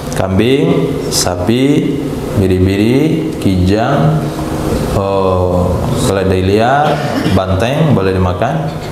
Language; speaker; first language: Malay; native; Malay